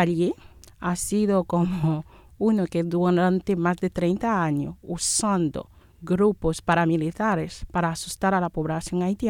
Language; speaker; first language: Spanish; non-native, fluent; Haitian Creole